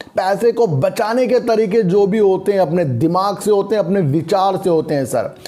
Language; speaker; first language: Hindi; native; Hindi